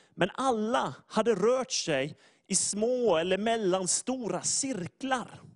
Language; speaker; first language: Swedish; native; Swedish